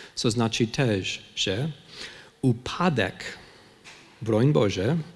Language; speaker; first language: Polish; non-native, fluent; English